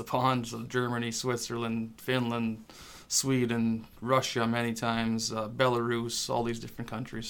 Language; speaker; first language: English; non-native, fluent; French